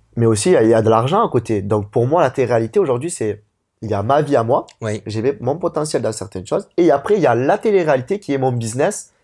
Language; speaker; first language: French; native; French